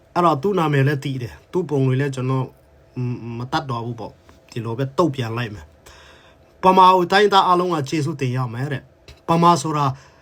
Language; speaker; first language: Burmese; non-native, local second language; Hakha Chin